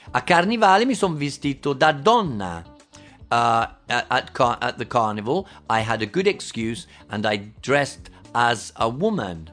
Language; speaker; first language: English; native; English